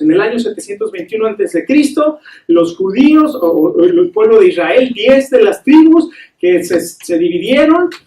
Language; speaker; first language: Spanish; native; Spanish